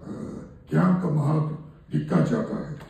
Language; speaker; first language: Hindi; non-native, fluent; Japanese